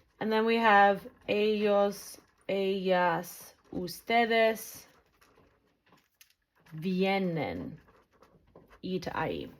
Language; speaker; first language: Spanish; non-native, fluent; English